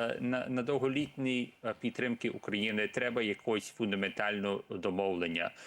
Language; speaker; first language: Ukrainian; early bilingual, heritage; Ukrainian